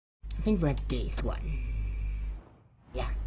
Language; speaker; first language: English; non-native, learner; Swedish